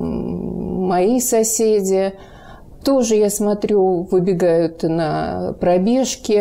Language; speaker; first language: Russian; native; Russian